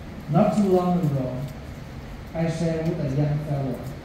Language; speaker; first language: English; non-native, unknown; Vietnamese